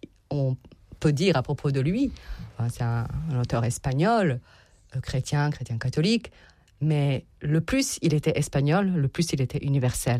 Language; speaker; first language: French; non-native, fluent; Serbian